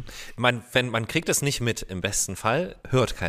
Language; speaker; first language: German; native; German